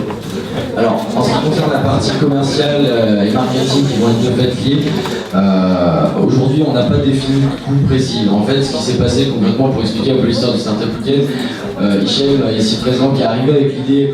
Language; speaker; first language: French; native; French